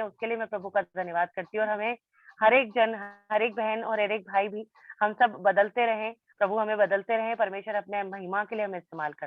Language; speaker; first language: Hindi; native; Hindi